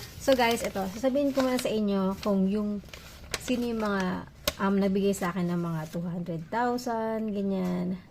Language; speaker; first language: Filipino; non-native, local second language; Iloko